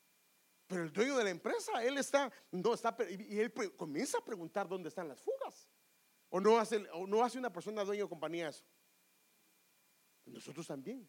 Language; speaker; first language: Spanish; native; Spanish